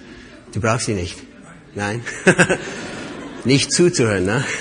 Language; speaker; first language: German; non-native, fluent; English